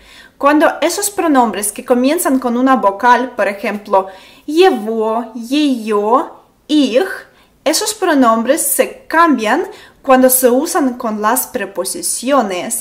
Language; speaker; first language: Spanish; non-native, fluent; Russian